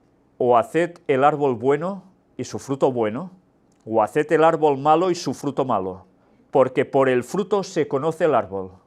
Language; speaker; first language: Spanish; native; Spanish